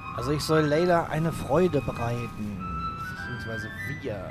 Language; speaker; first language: German; native; German